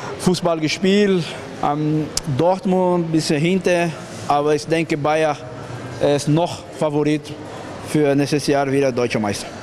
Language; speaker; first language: German; non-native, learner; Portuguese